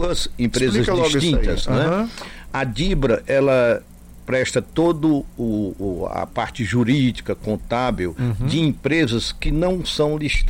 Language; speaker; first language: Portuguese; native; Portuguese